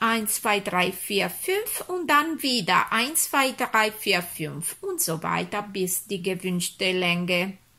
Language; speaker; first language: German; non-native, fluent; Italian